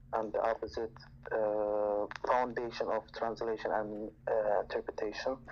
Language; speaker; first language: English; non-native, fluent; Arabic